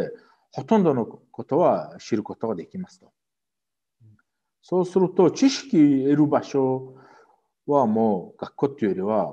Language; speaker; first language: Japanese; non-native, fluent; Mongolian